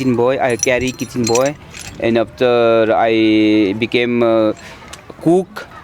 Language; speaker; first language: English; non-native, learner; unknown